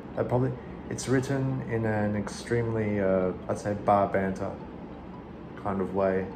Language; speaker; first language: English; native; English